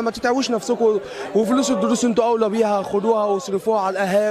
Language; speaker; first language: Arabic; native; Arabic